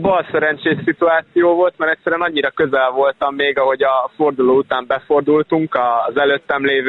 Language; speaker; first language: Hungarian; native; Hungarian